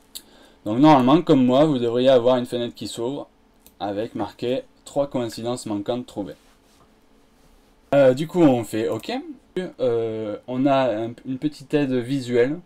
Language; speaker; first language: French; native; French